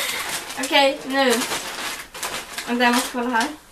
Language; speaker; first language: Swedish; native; Swedish